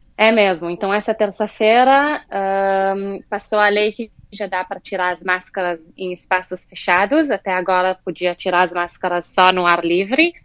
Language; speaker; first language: Portuguese; early bilingual, heritage; Portuguese